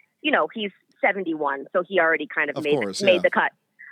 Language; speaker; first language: English; native; English